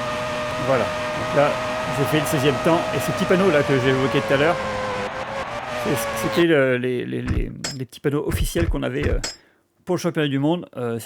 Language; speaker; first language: French; native; French